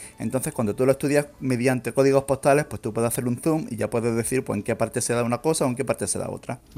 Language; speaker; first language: Spanish; native; Spanish